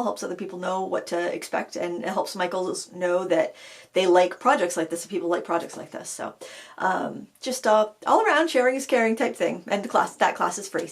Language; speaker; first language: English; native; English